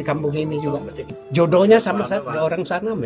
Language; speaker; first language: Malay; non-native, local second language; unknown